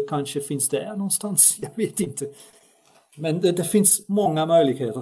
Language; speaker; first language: Swedish; non-native, fluent; Dutch